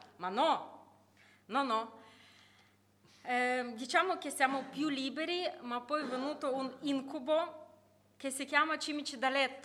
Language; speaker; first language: Italian; non-native, learner; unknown